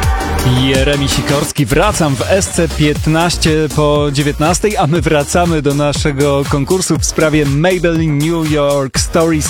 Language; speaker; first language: Polish; native; Polish